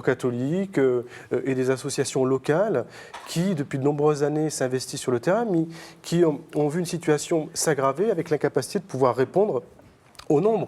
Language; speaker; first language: French; native; French